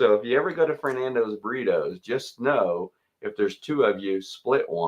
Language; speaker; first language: English; native; English